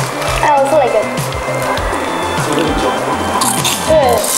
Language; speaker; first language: English; non-native, local second language; Hindi